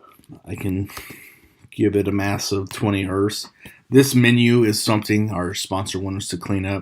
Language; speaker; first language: English; native; English